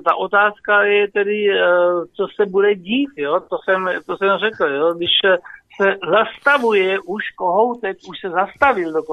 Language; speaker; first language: Czech; native; Czech